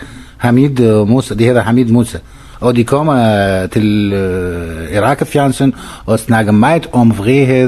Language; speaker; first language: Danish; non-native, learner; Arabic